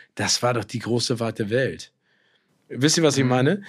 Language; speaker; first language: German; native; German